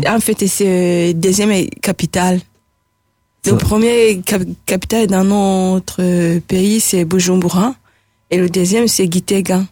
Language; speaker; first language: French; non-native, local second language; Rundi